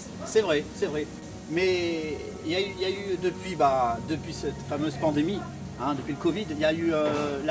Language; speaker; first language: French; native; French